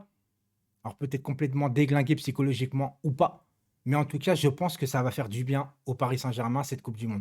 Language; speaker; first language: French; native; French